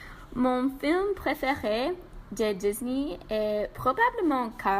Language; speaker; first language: French; non-native, learner; English